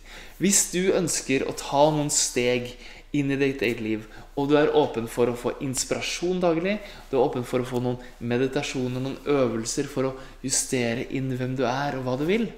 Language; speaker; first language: Norwegian; native; Norwegian